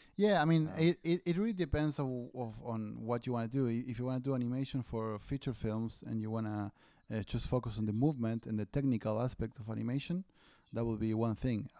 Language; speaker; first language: English; non-native, fluent; Spanish